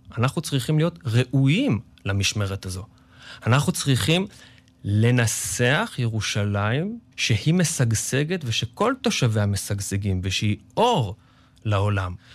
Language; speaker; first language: Hebrew; native; Hebrew